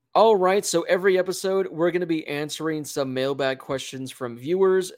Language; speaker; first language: English; native; English